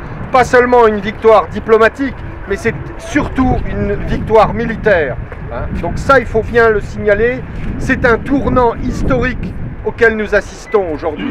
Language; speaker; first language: French; native; French